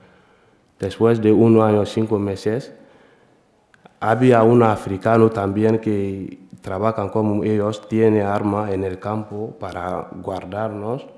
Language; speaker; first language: Spanish; non-native, learner; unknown